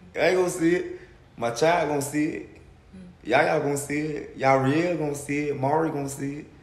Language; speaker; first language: English; native; English